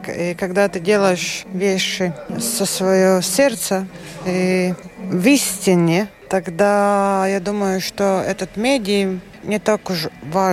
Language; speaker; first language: Russian; non-native, local second language; Latvian